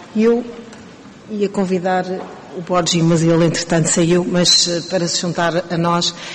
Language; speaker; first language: Portuguese; native; Portuguese